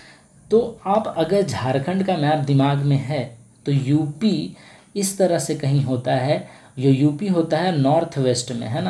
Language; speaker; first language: Hindi; native; Hindi